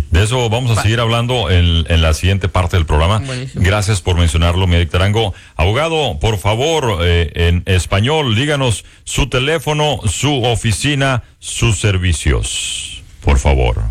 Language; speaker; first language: Spanish; native; Spanish